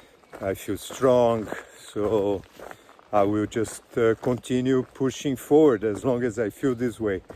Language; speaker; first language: English; non-native, fluent; Portuguese